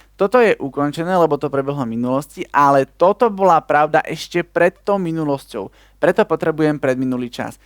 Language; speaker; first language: Slovak; native; Slovak